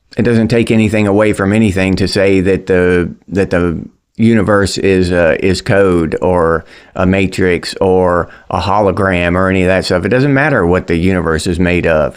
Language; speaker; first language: English; native; English